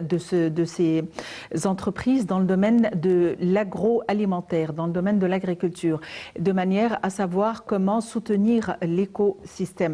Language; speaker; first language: French; non-native, fluent; Arabic